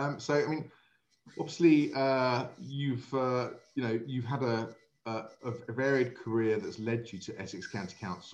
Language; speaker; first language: English; native; English